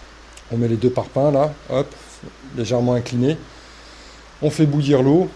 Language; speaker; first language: French; native; French